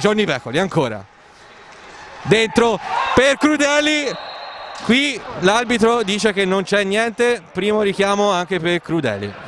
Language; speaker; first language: Italian; native; Italian